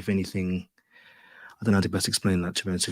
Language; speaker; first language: English; native; English